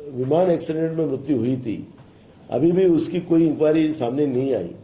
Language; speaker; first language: Hindi; non-native, local second language; Marathi